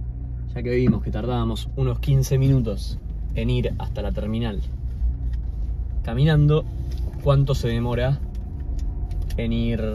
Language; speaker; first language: Spanish; native; Spanish